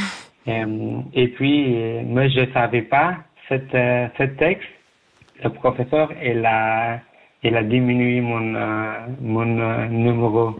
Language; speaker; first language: French; non-native, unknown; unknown